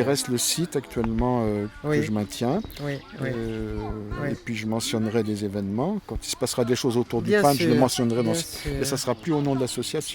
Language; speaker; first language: French; native; French